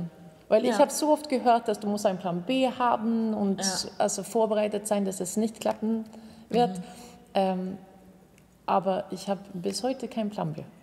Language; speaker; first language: German; non-native, fluent; Swedish